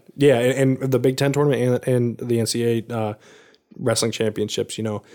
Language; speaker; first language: English; native; English